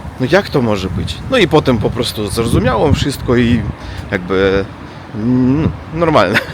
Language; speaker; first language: Polish; non-native, learner; Russian